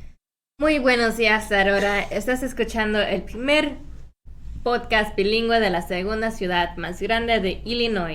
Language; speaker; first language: Spanish; early bilingual, heritage; Spanish